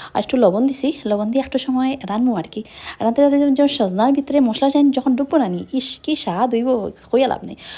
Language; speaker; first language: Bangla; non-native, local second language; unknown